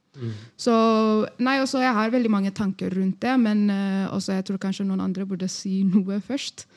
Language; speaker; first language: Norwegian; non-native, fluent; Amharic